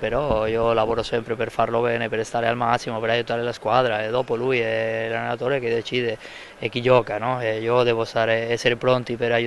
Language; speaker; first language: Italian; non-native, fluent; Spanish